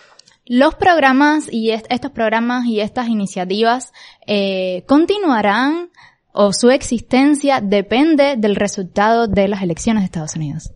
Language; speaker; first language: Spanish; native; Spanish